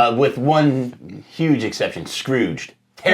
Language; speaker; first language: English; native; English